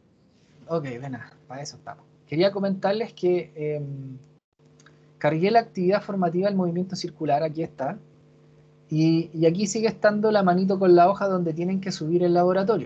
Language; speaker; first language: Spanish; native; Spanish